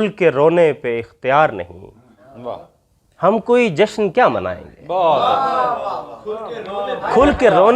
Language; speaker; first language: Urdu; native; Urdu